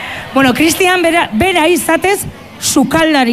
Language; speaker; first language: Basque; native; Basque